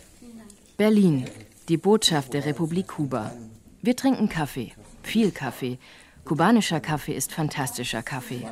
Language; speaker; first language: German; native; German